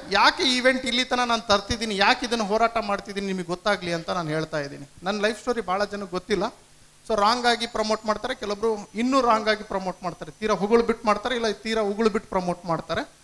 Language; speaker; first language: Kannada; native; Kannada